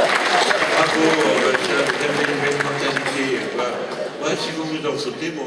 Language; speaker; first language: French; native; French